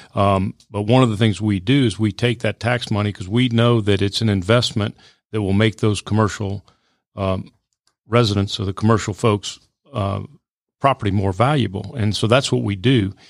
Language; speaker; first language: English; native; English